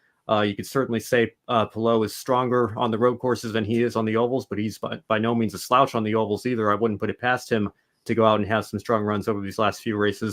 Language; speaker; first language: English; native; English